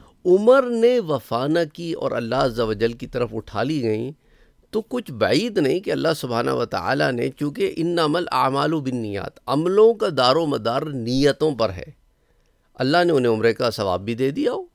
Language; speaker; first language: Urdu; native; Urdu